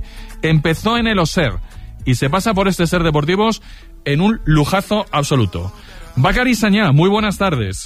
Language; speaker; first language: Spanish; native; Spanish